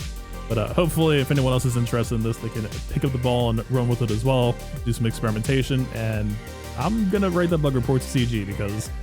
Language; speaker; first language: English; native; English